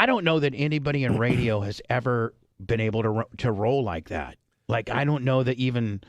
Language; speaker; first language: English; native; English